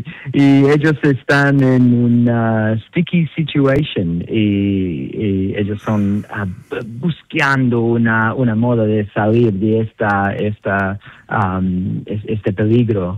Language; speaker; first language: Spanish; non-native, fluent; English